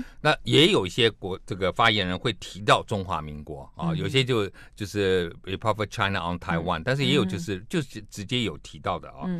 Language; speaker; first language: Chinese; native; Chinese